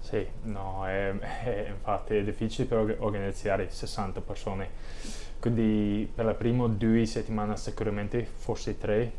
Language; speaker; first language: Italian; non-native, learner; English